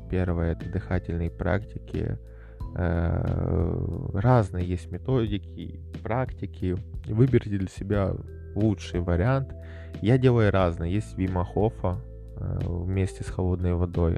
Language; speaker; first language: Russian; native; Russian